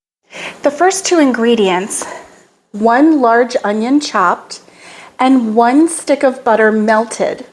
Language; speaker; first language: English; native; English